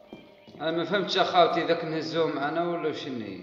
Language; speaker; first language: Arabic; native; Arabic